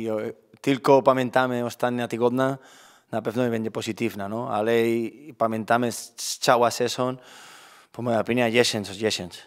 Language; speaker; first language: Polish; non-native, learner; Spanish